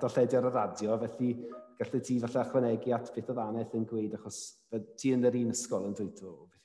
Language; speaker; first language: Welsh; native; Welsh